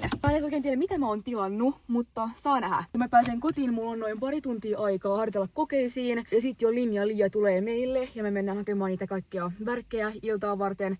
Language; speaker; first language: Finnish; native; Finnish